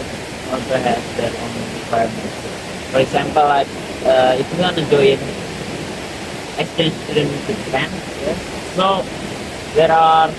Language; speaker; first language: English; non-native, learner; Indonesian